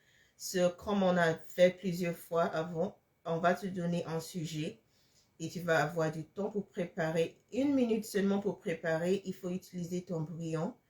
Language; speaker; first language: French; non-native, fluent; English